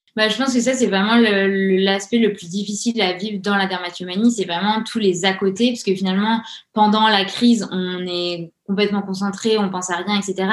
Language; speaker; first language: French; native; French